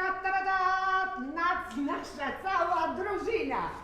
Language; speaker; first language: Polish; non-native, learner; Italian